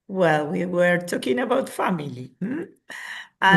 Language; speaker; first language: English; non-native, fluent; Spanish